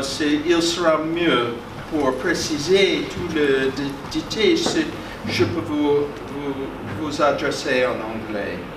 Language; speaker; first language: French; non-native, learner; English